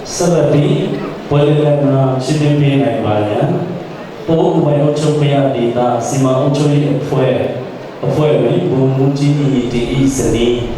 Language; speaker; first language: Burmese; non-native, local second language; Pa'o Karen